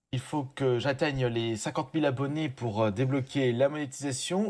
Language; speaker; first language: French; native; French